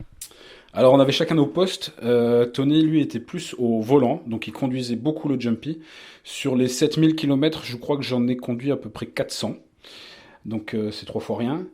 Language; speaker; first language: French; native; French